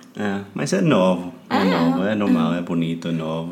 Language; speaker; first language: Portuguese; non-native, fluent; English